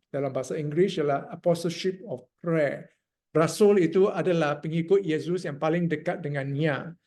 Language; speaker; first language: Malay; non-native, local second language; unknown